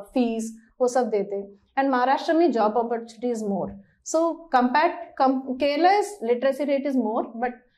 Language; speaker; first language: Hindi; non-native, local second language; Malayalam